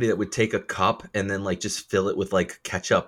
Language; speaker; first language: English; native; English